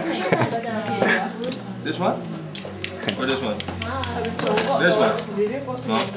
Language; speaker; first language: English; non-native, learner; Indonesian